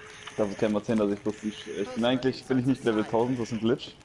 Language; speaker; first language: German; native; German